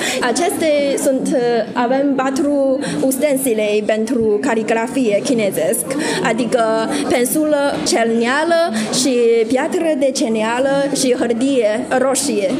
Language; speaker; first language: Romanian; non-native, fluent; Chinese